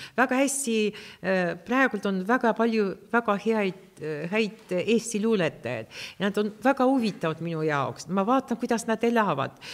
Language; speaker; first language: Estonian; non-native, local second language; Russian